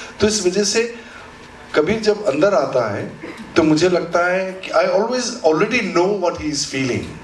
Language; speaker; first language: Hindi; non-native, local second language; Assamese